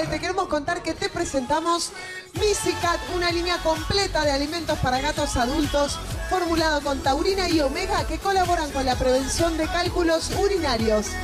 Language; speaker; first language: Spanish; native; Spanish